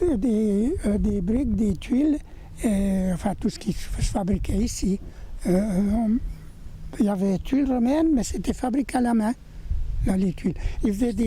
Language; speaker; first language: French; native; French